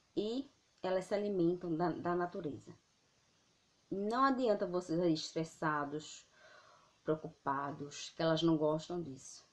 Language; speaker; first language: Portuguese; native; Portuguese